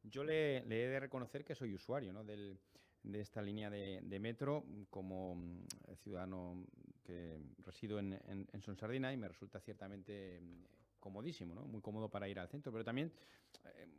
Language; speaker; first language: Spanish; non-native, local second language; Catalan